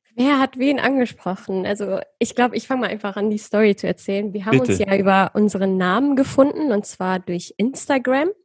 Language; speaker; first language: German; early bilingual, other home language; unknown